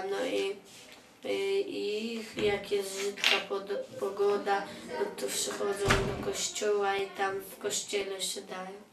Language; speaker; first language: Polish; early bilingual, other home language; Chechen